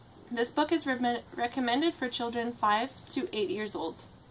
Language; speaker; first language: English; native; English